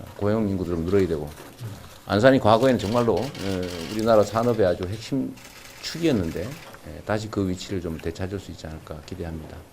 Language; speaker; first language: Korean; native; Korean